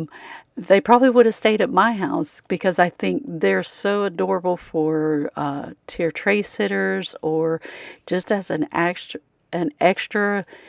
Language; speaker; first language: English; native; English